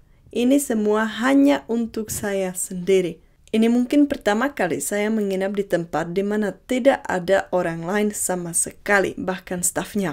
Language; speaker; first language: Indonesian; non-native, fluent; Czech